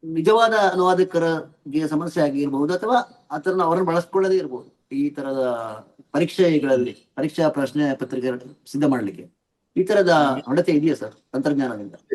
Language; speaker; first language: Kannada; native; Kannada